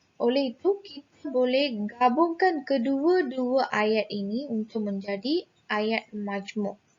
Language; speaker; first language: Malay; non-native, local second language; Tamil